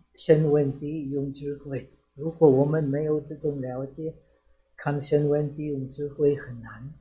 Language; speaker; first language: Chinese; non-native, fluent; Czech